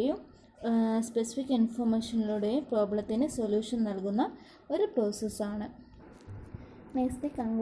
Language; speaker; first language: Malayalam; native; Malayalam